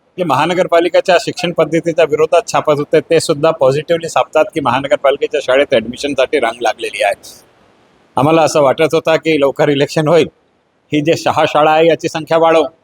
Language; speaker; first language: Marathi; non-native, local second language; Hindi